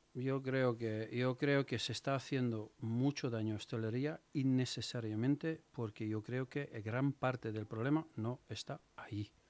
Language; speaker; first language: Spanish; non-native, fluent; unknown